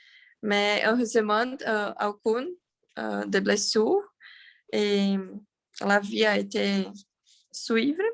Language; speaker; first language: French; non-native, learner; Portuguese